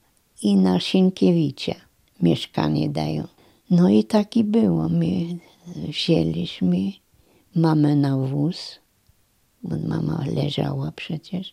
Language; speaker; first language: Polish; non-native, local second language; German